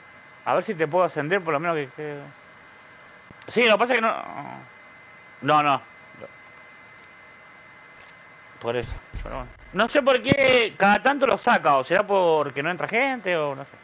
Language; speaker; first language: Spanish; native; Spanish